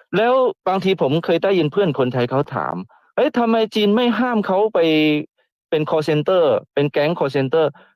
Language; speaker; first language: Thai; non-native, fluent; Chinese